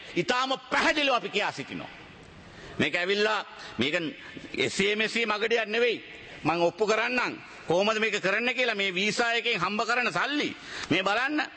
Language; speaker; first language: Sinhala; non-native, local second language; Tamil